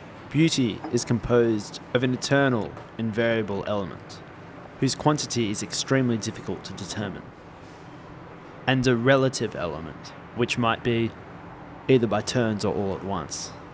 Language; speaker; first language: English; native; English